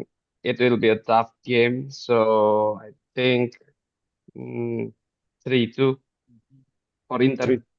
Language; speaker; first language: English; non-native, fluent; Indonesian